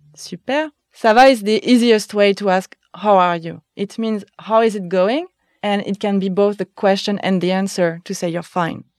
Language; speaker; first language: English; non-native, fluent; French